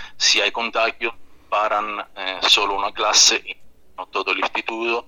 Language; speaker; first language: Spanish; non-native, fluent; Italian